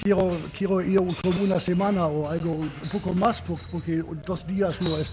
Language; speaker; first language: Spanish; non-native, learner; German